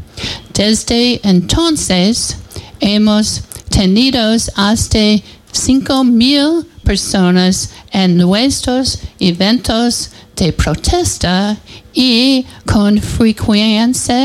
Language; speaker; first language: Spanish; non-native, learner; English